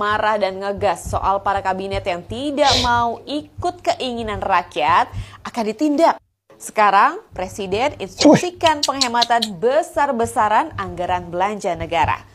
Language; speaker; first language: Indonesian; native; Indonesian